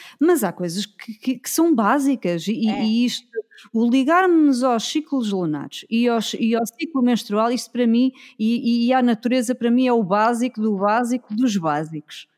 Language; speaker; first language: Portuguese; native; Portuguese